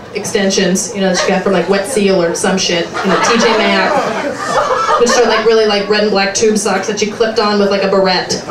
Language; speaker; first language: English; native; English